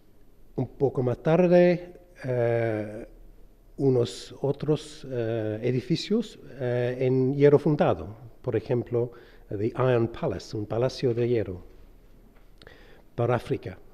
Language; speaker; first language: Spanish; non-native, fluent; English